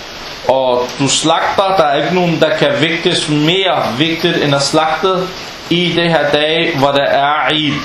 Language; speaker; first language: Danish; non-native, fluent; Arabic